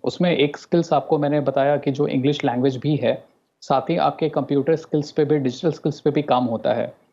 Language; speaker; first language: Hindi; non-native, local second language; Bhojpuri